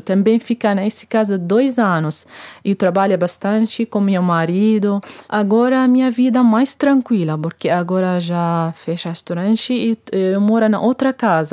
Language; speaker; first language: Portuguese; non-native, learner; Arabic